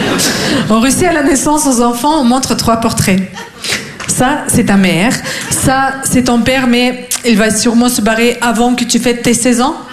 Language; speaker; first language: French; non-native, fluent; Russian